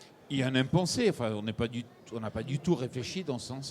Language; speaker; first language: French; native; French